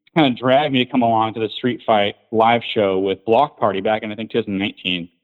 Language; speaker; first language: English; native; English